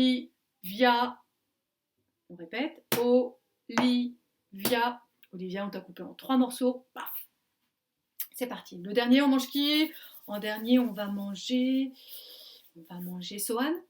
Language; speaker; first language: French; native; French